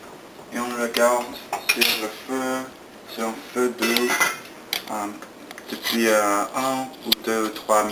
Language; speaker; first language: French; non-native, learner; English